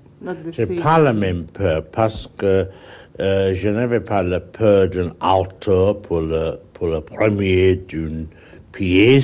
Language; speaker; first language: French; non-native, learner; English